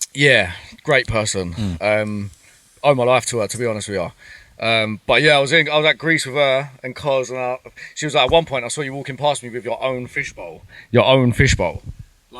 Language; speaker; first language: English; native; English